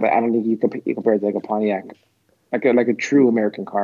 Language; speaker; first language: English; native; English